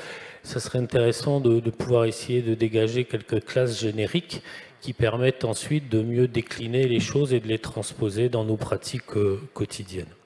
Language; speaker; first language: French; native; French